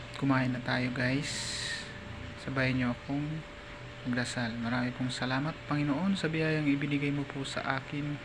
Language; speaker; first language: Filipino; non-native, local second language; Bikol